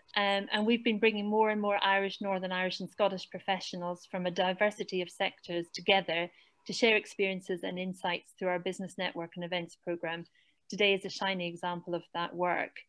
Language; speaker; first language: English; native; English